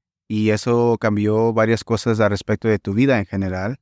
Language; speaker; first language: Spanish; native; Spanish